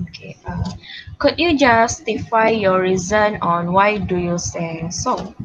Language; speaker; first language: English; non-native, local second language; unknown